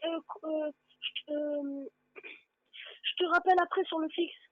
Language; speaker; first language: French; native; French